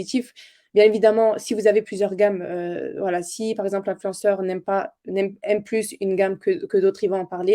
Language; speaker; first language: French; native; French